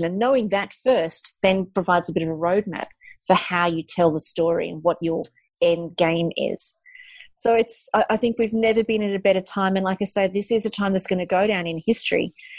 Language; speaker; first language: English; native; English